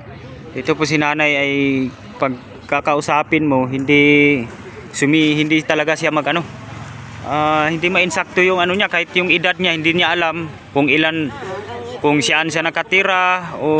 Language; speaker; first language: Filipino; non-native, local second language; Cebuano